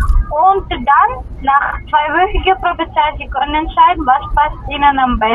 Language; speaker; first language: German; non-native, learner; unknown